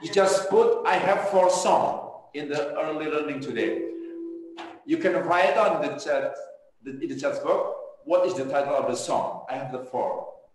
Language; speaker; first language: English; non-native, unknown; Indonesian